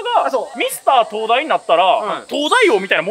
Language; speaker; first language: Japanese; native; Japanese